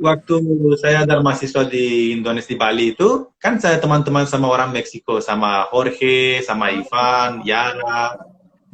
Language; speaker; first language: Indonesian; non-native, fluent; Romanian